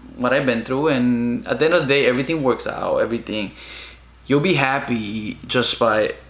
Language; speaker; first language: English; early bilingual, other home language; Spanish